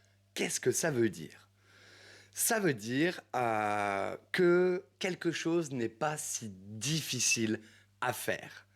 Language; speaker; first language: French; native; French